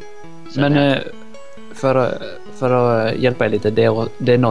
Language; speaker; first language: Swedish; native; Swedish